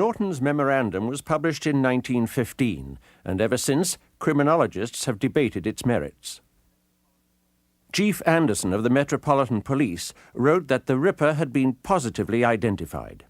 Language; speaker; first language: English; native; English